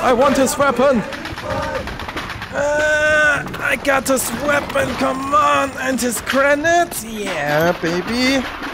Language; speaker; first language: English; non-native, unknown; German